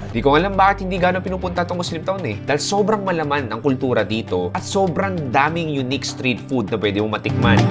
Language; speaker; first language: Filipino; native; Filipino